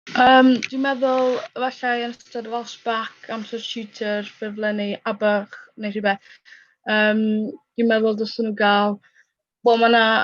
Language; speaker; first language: Welsh; non-native, local second language; English